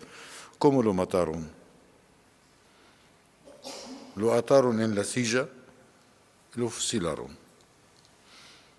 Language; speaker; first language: Spanish; non-native, fluent; Arabic